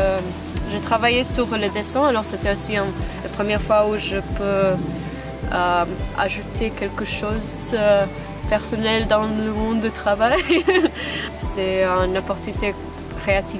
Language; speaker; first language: French; non-native, fluent; Maltese